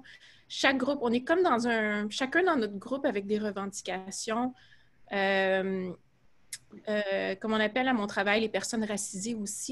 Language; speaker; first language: French; native; French